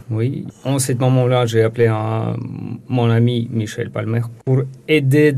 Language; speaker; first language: French; non-native, learner; Ukrainian